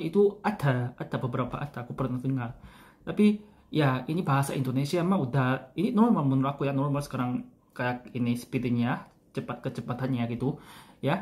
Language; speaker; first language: Indonesian; non-native, fluent; Korean